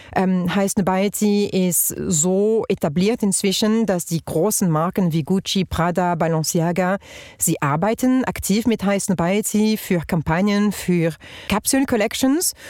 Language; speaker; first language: German; non-native, fluent; French